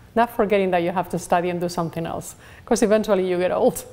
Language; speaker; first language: English; non-native, fluent; Spanish